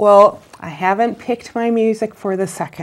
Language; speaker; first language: English; native; English